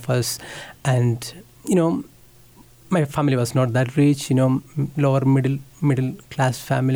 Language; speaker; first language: English; non-native, local second language; Malayalam